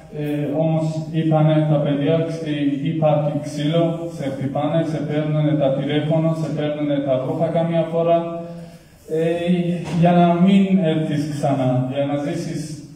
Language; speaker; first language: Greek; non-native, learner; Kurdish